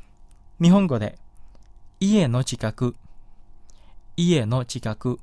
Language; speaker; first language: Japanese; non-native, fluent; Indonesian